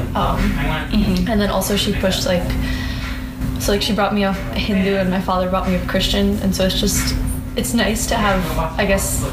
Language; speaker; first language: English; native; English